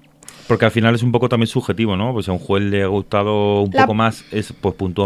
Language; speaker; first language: Spanish; native; Spanish